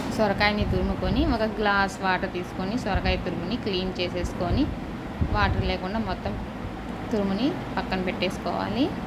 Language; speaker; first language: Telugu; non-native, local second language; Urdu